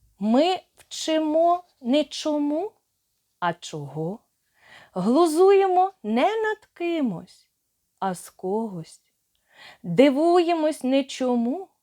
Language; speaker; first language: Ukrainian; native; Ukrainian